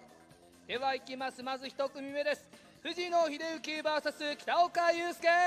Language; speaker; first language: Japanese; native; Japanese